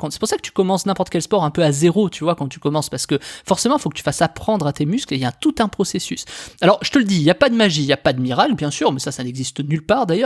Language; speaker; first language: French; native; French